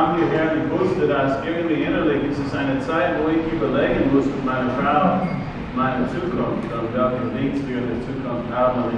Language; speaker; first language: German; non-native, fluent; English